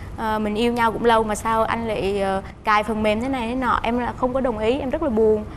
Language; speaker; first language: Vietnamese; native; Vietnamese